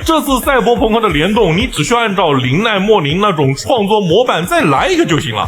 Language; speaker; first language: Chinese; native; Chinese